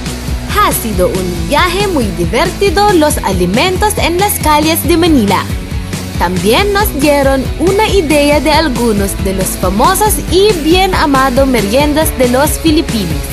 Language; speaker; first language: Spanish; non-native, learner; Filipino